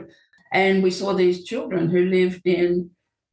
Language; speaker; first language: English; native; English